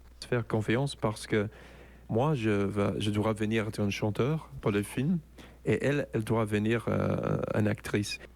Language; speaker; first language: French; non-native, learner; English